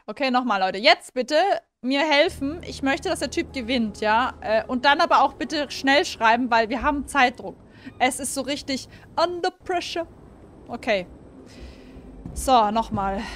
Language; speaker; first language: German; native; German